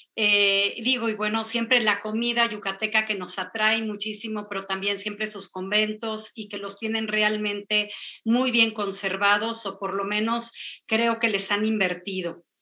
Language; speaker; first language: Spanish; native; Spanish